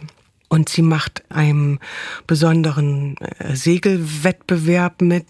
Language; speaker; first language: German; native; German